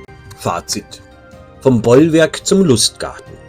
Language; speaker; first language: German; native; German